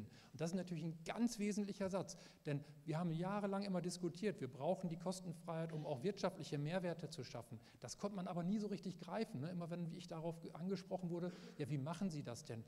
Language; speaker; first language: German; native; German